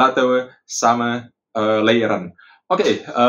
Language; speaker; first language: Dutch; non-native, fluent; Indonesian